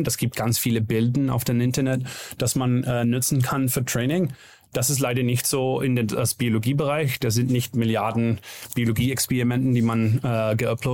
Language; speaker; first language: German; non-native, learner; Dutch